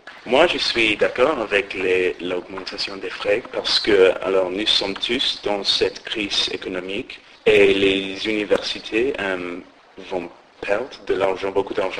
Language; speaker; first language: French; non-native, learner; English